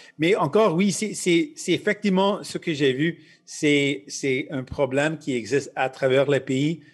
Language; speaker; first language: French; non-native, local second language; English